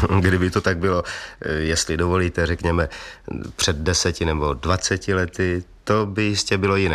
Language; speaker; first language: Czech; native; Czech